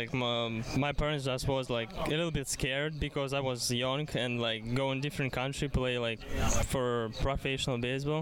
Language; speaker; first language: English; non-native, learner; Russian